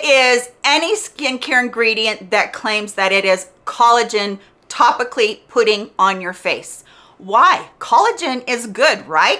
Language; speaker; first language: English; native; English